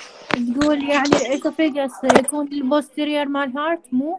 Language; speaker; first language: Arabic; native; Arabic